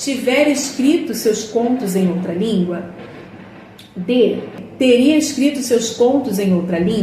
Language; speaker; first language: Portuguese; native; Portuguese